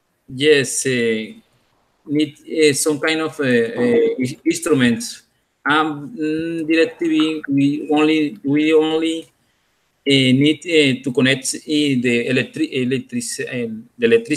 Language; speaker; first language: English; non-native, learner; Spanish